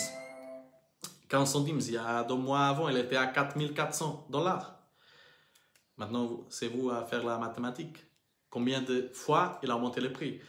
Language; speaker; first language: French; non-native, learner; Portuguese